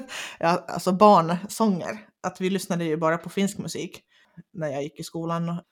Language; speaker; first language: Swedish; non-native, local second language; Finnish